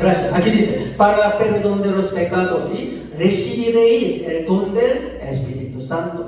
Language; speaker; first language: Spanish; non-native, fluent; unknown